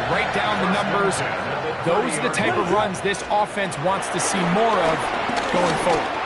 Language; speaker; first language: English; native; English